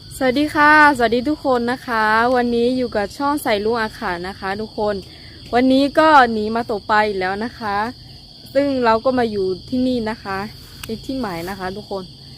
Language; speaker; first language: Thai; non-native, local second language; Akha